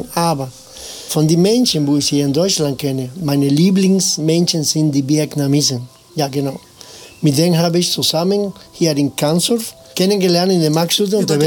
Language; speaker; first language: German; non-native, fluent; Spanish